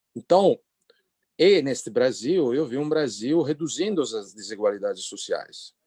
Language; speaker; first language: Portuguese; non-native, fluent; Italian